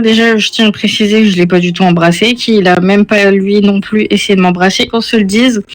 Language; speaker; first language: French; native; French